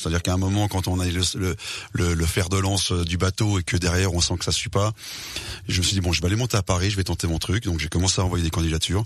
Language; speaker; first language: French; native; French